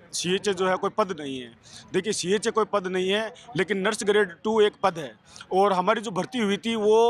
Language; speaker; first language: Hindi; native; Hindi